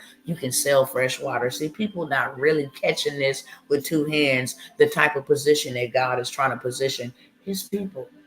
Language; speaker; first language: English; native; English